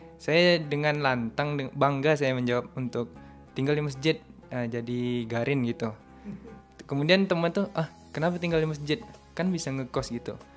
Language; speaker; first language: Indonesian; native; Indonesian